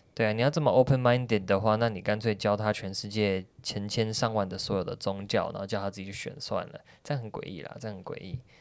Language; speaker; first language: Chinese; native; Chinese